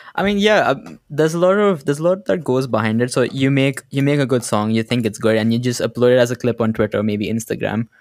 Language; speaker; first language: English; non-native, local second language; Hindi